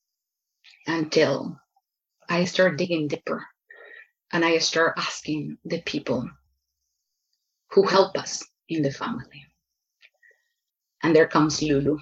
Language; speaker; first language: English; non-native, fluent; Spanish